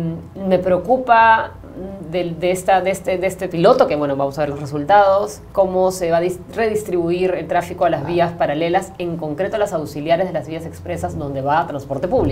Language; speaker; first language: Spanish; native; Spanish